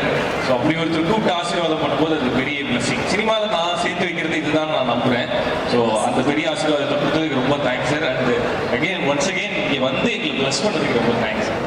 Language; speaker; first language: Tamil; native; Tamil